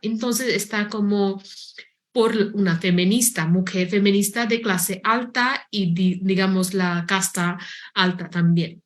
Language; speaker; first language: Spanish; non-native, fluent; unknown